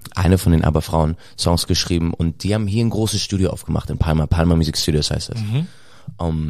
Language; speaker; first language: German; native; German